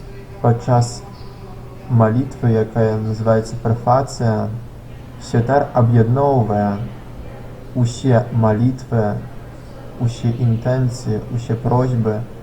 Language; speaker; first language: Belarusian; non-native, local second language; Russian